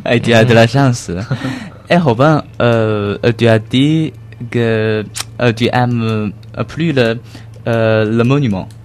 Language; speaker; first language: French; non-native, learner; Chinese